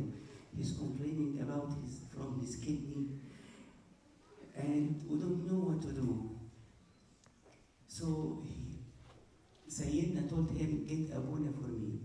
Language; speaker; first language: English; non-native, fluent; Arabic